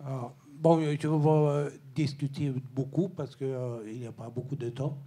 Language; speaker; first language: French; non-native, learner; Swedish